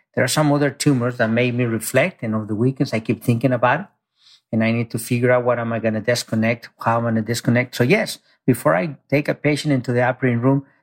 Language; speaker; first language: English; early bilingual, other home language; Spanish